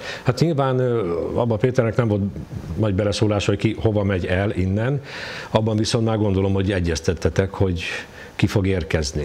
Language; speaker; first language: Hungarian; native; Hungarian